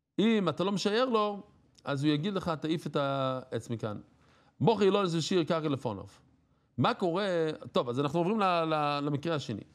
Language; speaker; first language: Hebrew; non-native, fluent; English